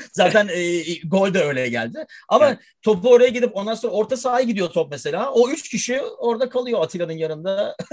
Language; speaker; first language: Turkish; early bilingual, heritage; Turkish